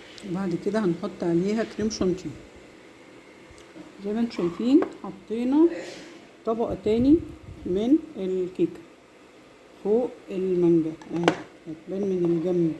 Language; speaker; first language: Arabic; native; Arabic